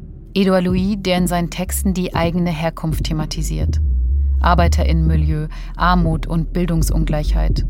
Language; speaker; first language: German; native; German